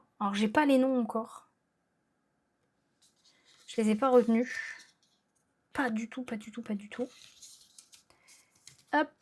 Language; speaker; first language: French; native; French